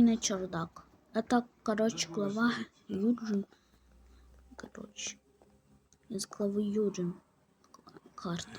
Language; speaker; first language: Russian; native; Russian